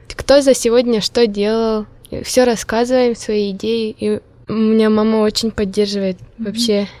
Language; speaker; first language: Russian; non-native, local second language; Udmurt